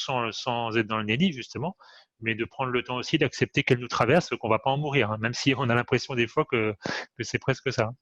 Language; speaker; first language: French; native; French